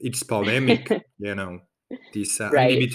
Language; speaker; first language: English; non-native, fluent; French